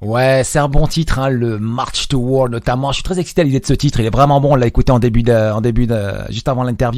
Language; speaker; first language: French; native; French